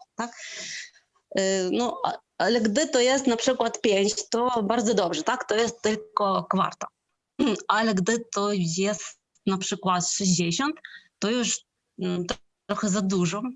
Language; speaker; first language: Polish; non-native, fluent; Ukrainian